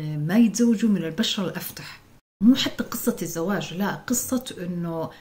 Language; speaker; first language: Arabic; non-native, local second language; Somali